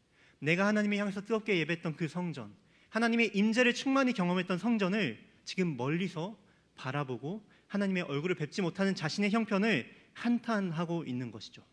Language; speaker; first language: Korean; native; Korean